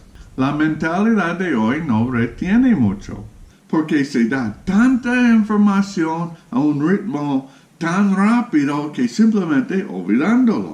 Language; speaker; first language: Spanish; non-native, fluent; English